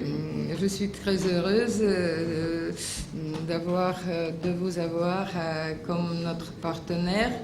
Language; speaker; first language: French; non-native, fluent; Russian